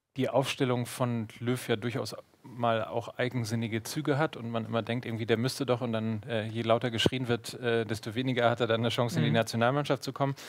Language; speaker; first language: German; native; German